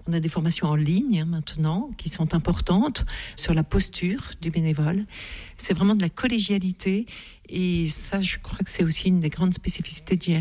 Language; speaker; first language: French; native; French